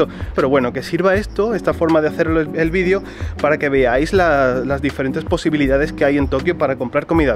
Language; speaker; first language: Spanish; native; Spanish